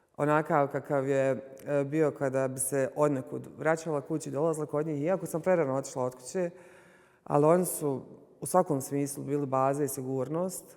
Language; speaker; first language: Bosnian; native; Bosnian